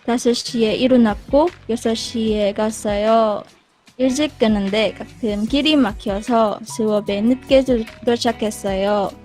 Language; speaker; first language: Korean; non-native, learner; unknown